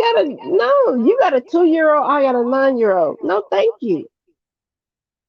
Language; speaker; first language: English; native; English